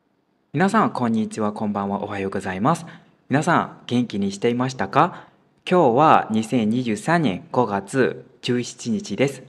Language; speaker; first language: Japanese; non-native, fluent; Burmese